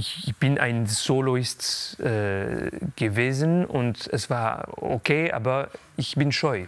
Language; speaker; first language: German; non-native, local second language; French